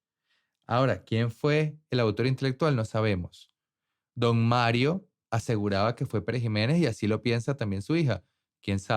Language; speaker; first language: Spanish; native; Spanish